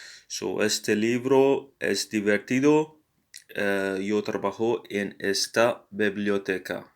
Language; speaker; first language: Spanish; non-native, learner; English